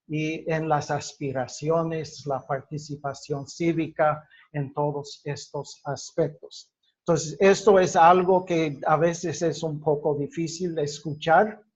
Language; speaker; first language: Spanish; non-native, fluent; English